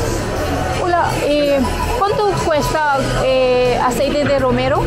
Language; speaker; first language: Spanish; non-native, learner; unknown